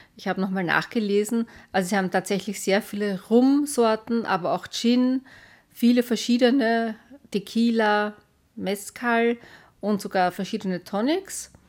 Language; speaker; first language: German; native; German